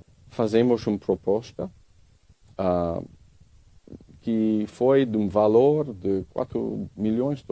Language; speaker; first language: Portuguese; non-native, learner; English